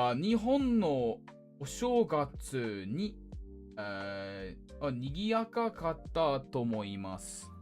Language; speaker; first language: Japanese; non-native, learner; English